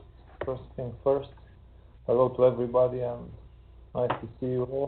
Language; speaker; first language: English; non-native, fluent; Hungarian